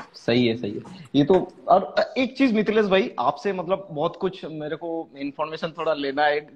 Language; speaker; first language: Hindi; non-native, local second language; Bangla